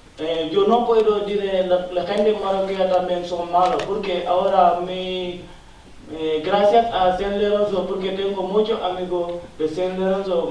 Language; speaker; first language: Spanish; non-native, learner; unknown